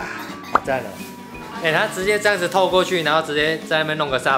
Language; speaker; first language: Chinese; native; Chinese